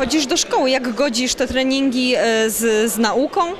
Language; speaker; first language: Polish; native; Polish